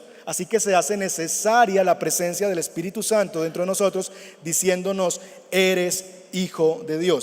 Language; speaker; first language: Spanish; native; Spanish